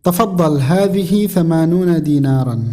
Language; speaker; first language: Arabic; non-native, fluent; Indonesian